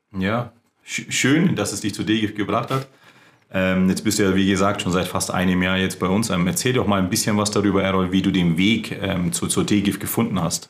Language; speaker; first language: German; early bilingual, other home language; Turkish